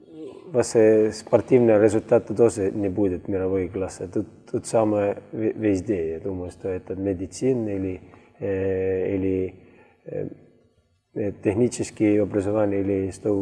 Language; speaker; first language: Russian; non-native, learner; Estonian